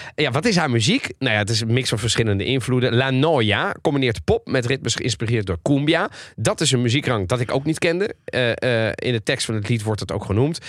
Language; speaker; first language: Dutch; early bilingual, other home language; Italian